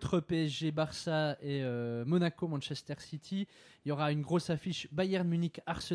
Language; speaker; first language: French; native; French